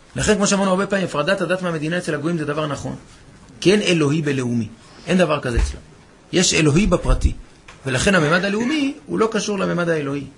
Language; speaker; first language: Hebrew; native; Hebrew